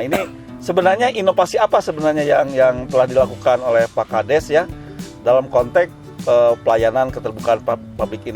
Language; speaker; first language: Indonesian; non-native, local second language; Sundanese